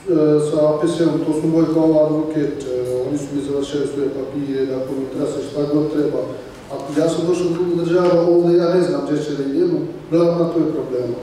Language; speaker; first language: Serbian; non-native, learner; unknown